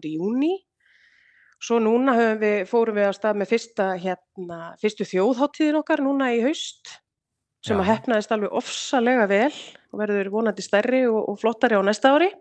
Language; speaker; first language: Icelandic; native; Icelandic